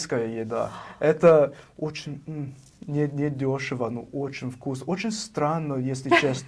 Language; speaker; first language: Russian; non-native, fluent; English